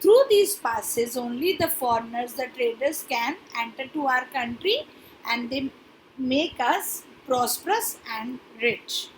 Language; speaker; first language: English; non-native, local second language; Punjabi